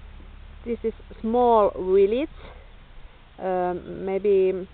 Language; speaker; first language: English; non-native, learner; Finnish